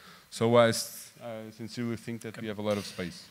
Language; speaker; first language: English; non-native, fluent; Portuguese